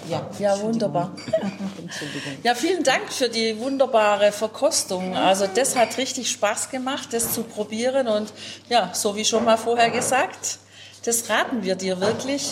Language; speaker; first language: German; native; German